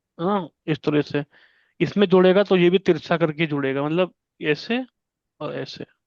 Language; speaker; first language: Hindi; native; Hindi